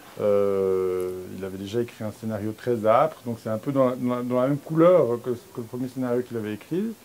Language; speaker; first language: French; native; French